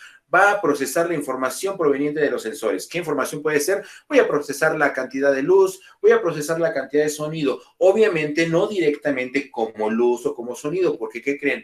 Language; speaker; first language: Spanish; native; Spanish